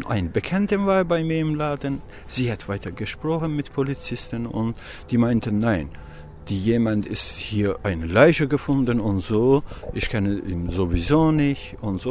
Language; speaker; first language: German; non-native, learner; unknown